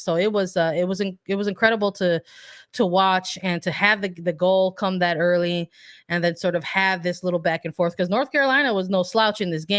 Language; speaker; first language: English; native; English